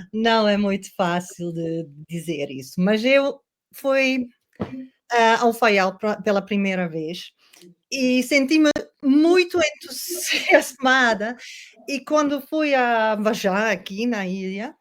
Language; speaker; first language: Portuguese; non-native, learner; Dutch